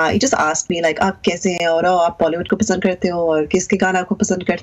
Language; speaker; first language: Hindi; early bilingual, heritage; Hindi